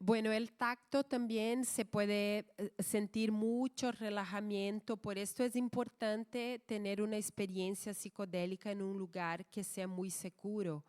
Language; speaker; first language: Spanish; non-native, fluent; Portuguese